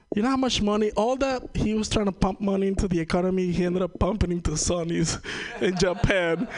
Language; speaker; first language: English; non-native, fluent; Spanish